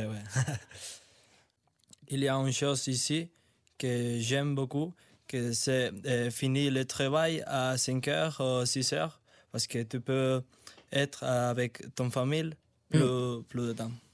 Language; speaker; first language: French; non-native, learner; Spanish